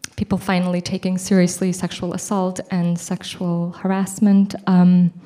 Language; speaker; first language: English; early bilingual, other home language; Persian